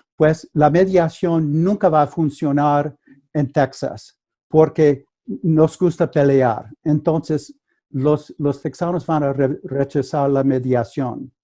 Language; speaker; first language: Spanish; non-native, fluent; English